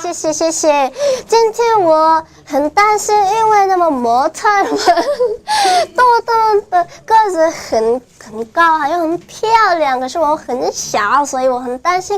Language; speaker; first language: Chinese; non-native, learner; Korean